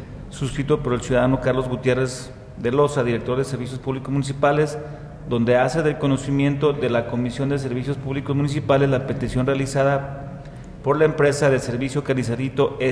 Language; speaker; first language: Spanish; native; Spanish